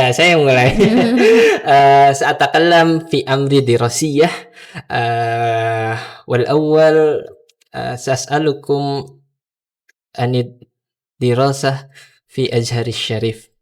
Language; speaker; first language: Arabic; non-native, learner; Indonesian